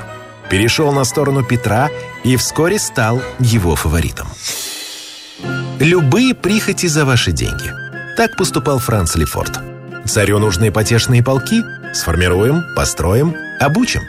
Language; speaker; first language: Russian; native; Russian